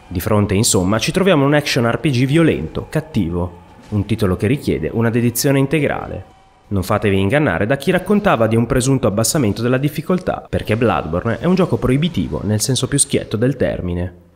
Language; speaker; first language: Italian; native; Italian